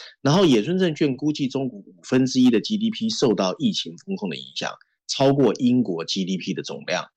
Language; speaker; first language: Chinese; native; Chinese